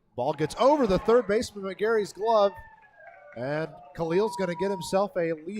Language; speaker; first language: English; native; English